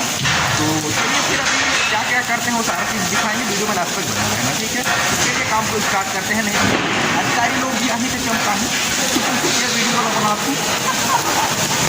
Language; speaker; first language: Hindi; non-native, local second language; Chhattisgarhi